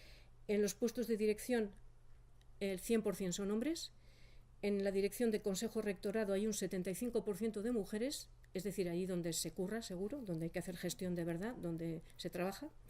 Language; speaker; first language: Spanish; native; Spanish